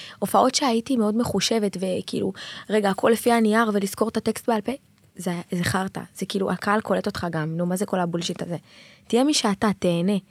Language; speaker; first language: Hebrew; native; Hebrew